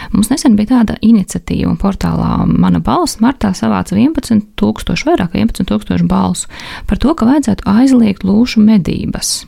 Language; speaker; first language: Latvian; native; Latvian